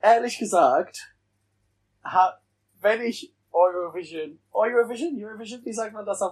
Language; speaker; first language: German; non-native, learner; English